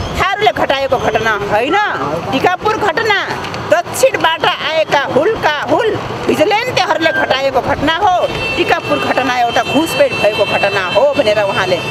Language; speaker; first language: Nepali; non-native, local second language; Dangaura Tharu